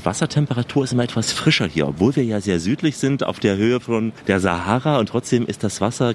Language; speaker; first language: German; native; German